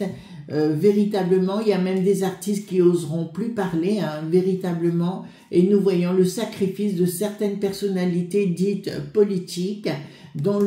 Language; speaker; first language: French; native; French